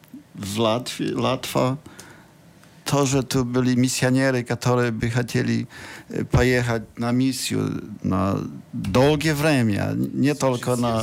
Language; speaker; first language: Russian; non-native, learner; Polish